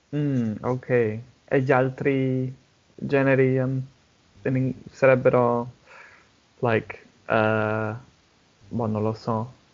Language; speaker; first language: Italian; non-native, fluent; English